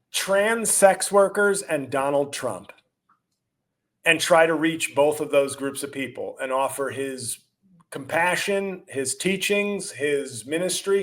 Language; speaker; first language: English; native; English